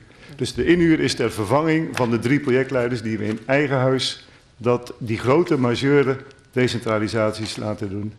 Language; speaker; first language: Dutch; native; Dutch